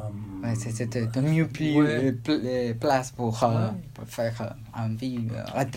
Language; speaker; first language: French; non-native, learner; Spanish